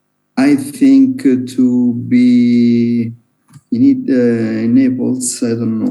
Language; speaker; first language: English; non-native, learner; Italian